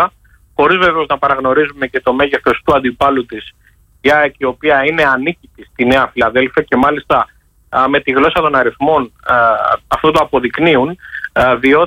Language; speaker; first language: Greek; native; Greek